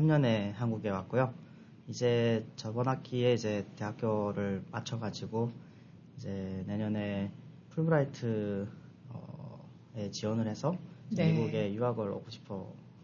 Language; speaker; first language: Korean; native; Korean